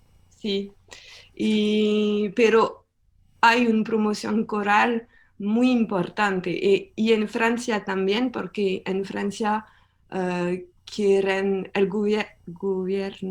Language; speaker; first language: Spanish; non-native, learner; French